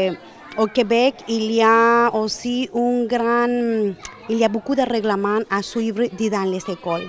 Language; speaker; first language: French; non-native, learner; Spanish